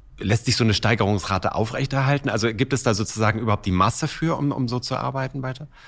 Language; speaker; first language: German; native; German